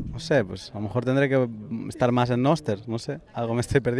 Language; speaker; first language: Spanish; native; Spanish